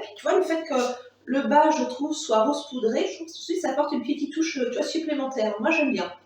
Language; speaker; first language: French; native; French